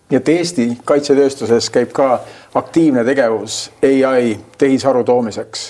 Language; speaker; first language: Estonian; native; Estonian